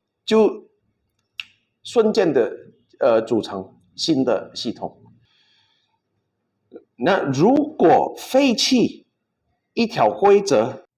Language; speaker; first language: Chinese; non-native, fluent; Indonesian